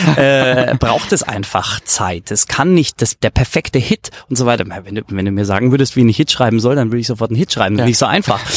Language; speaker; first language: German; native; German